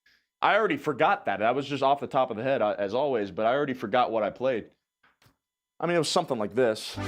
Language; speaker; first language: English; native; English